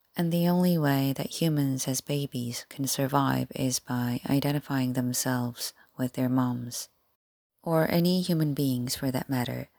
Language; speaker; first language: English; non-native, fluent; Korean